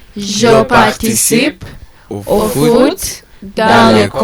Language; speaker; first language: French; non-native, learner; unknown